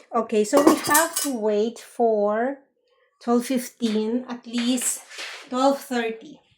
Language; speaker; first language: English; non-native, local second language; Filipino